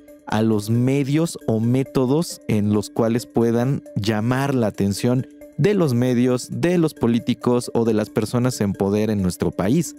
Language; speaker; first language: Spanish; native; Spanish